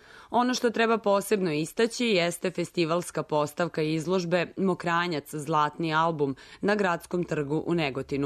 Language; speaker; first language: Serbian; native; Serbian